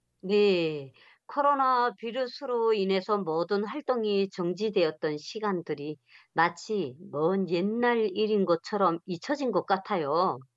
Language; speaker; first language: Korean; native; Korean